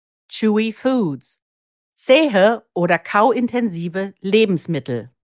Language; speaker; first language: German; native; German